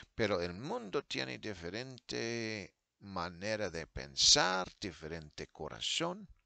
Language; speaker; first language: Spanish; non-native, fluent; English